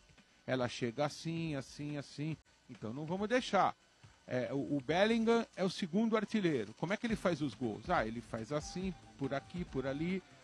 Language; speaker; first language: Portuguese; native; Portuguese